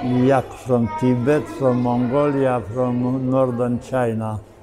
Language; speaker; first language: English; non-native, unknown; Romanian